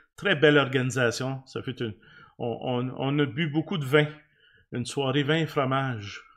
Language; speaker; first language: French; native; French